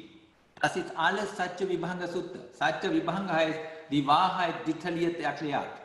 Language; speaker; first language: German; non-native, fluent; Sinhala